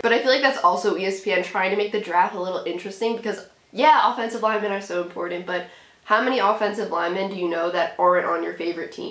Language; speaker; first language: English; native; English